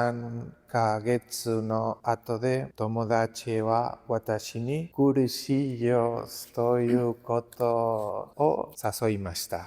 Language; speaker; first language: Japanese; non-native, learner; Spanish